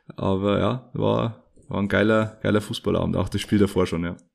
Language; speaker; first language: German; native; German